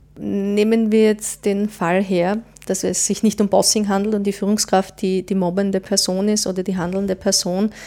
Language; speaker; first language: German; native; German